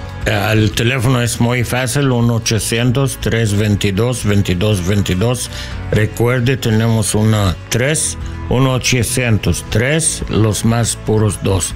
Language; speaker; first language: Spanish; non-native, learner; English